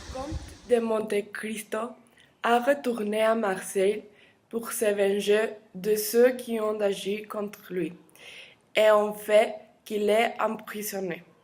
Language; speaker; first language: French; non-native, learner; Spanish